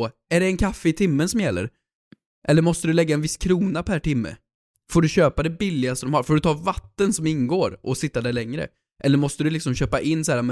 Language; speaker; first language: Swedish; native; Swedish